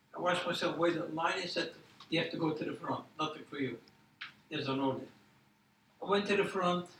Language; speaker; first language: English; non-native, fluent; Polish